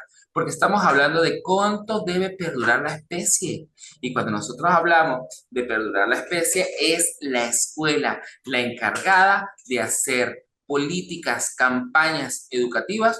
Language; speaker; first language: Spanish; native; Spanish